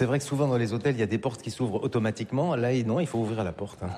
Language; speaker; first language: French; native; French